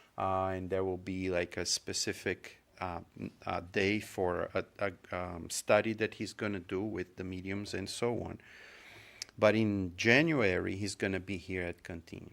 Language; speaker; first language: English; non-native, fluent; Portuguese